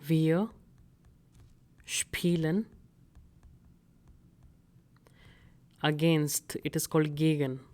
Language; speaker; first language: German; non-native, fluent; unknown